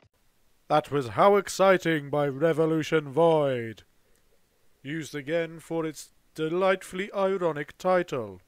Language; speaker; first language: English; native; English